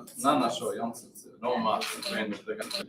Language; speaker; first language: Japanese; non-native, learner; English